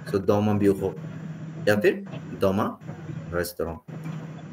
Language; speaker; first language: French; non-native, fluent; Hindi